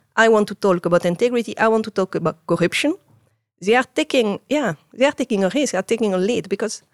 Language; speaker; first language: English; non-native, fluent; French